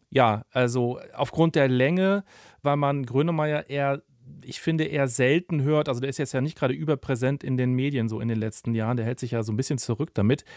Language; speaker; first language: German; native; German